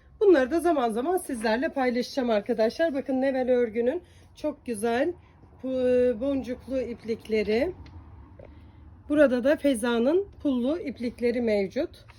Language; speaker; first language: Turkish; native; Turkish